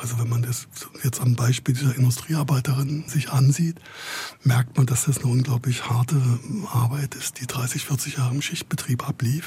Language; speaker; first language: German; native; German